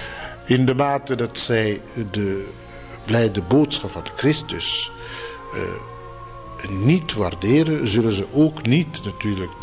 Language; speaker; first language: Dutch; non-native, fluent; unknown